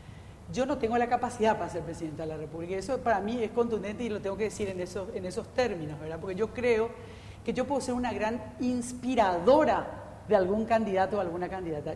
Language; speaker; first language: Spanish; native; Spanish